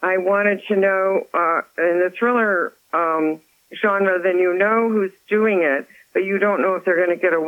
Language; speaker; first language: English; native; English